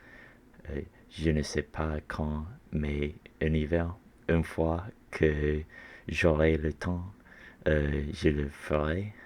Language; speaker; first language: French; non-native, learner; English